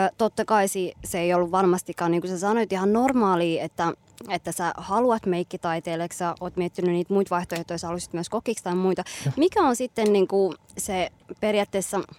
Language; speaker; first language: Finnish; early bilingual, other home language; Somali